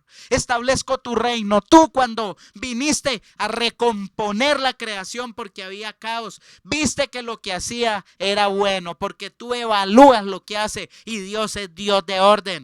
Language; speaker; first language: Spanish; native; Spanish